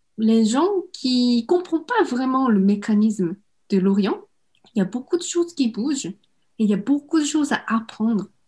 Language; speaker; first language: French; non-native, fluent; Korean